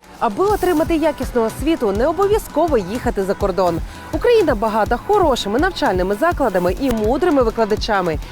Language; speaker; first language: Ukrainian; native; Ukrainian